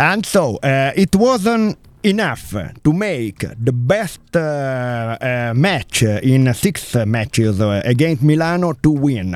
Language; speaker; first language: English; non-native, learner; Italian